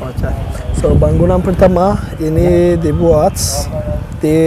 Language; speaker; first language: Indonesian; non-native, learner; Turkish